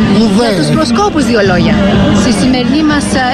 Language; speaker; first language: Greek; native; Greek